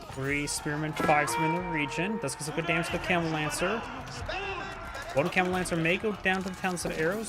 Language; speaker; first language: English; native; English